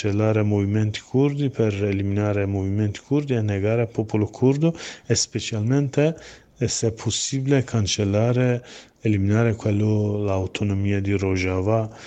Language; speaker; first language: Italian; non-native, learner; Kurdish